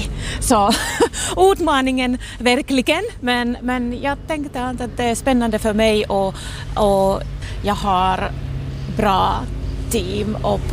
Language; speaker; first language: Swedish; non-native, local second language; Finnish